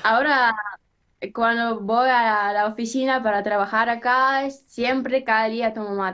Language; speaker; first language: Spanish; non-native, learner; Ukrainian